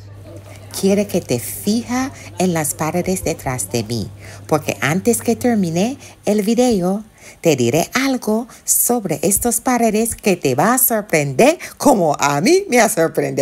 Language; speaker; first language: Spanish; non-native, fluent; English